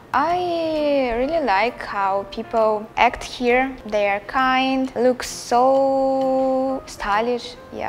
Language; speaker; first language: English; non-native, fluent; Russian